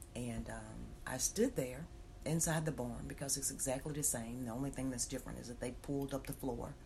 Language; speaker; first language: English; native; English